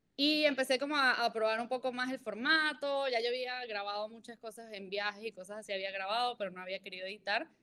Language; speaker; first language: Spanish; native; Spanish